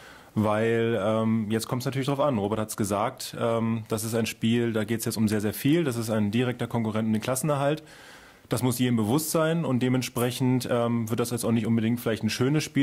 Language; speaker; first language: German; native; German